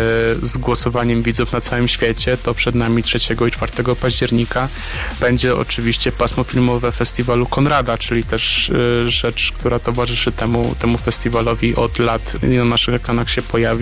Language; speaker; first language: Polish; native; Polish